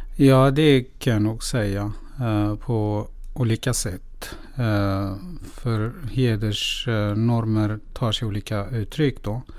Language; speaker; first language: Swedish; non-native, fluent; Persian